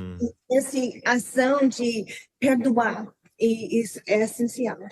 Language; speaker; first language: Portuguese; non-native, learner; English